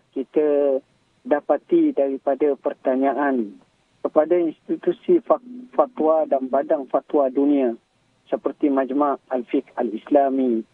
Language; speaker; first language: Malay; native; Malay